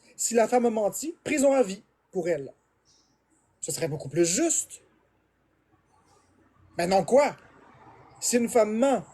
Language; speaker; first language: French; native; French